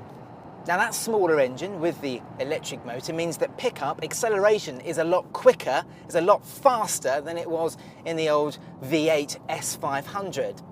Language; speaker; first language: English; native; English